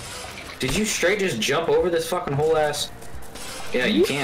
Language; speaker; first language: English; native; English